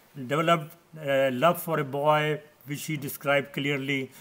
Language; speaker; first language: English; non-native, local second language; Urdu